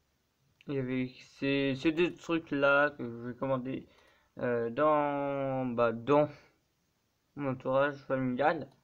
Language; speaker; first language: French; native; French